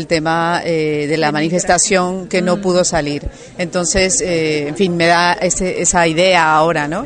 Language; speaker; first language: Spanish; native; Spanish